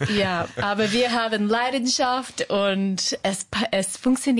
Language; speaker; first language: German; non-native, learner; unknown